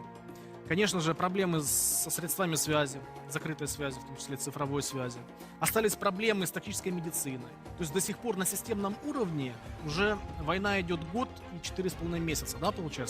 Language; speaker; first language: Russian; native; Russian